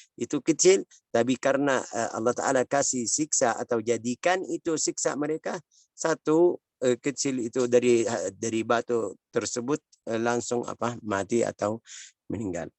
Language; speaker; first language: Indonesian; non-native, learner; Arabic